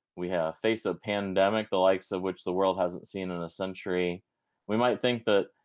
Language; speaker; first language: English; native; English